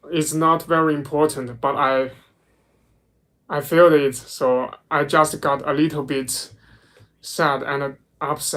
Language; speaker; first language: English; non-native, learner; Chinese